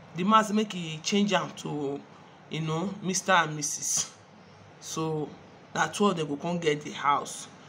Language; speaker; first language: Nigerian Pidgin; non-native, local second language; Igbo